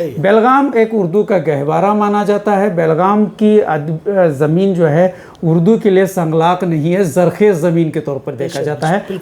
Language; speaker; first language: Hindi; non-native, local second language; Urdu